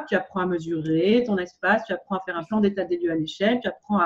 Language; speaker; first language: French; native; French